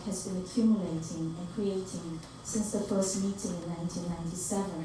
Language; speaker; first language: English; early bilingual, other home language; Korean